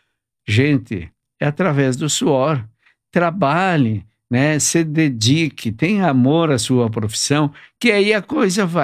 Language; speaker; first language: Portuguese; native; Portuguese